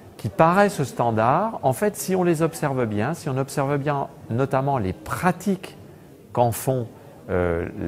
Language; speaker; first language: French; native; French